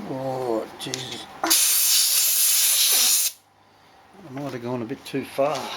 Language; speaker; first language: English; native; English